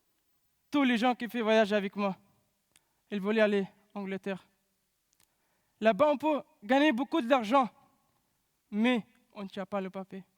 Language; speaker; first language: French; non-native, learner; Pashto